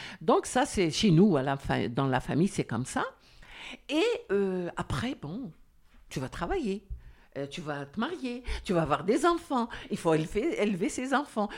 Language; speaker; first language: French; non-native, local second language; Arabic